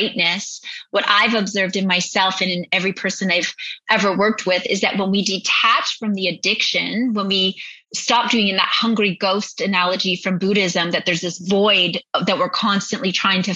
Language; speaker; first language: English; native; English